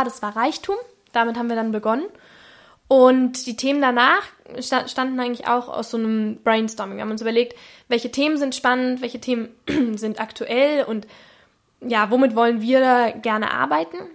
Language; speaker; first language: German; native; German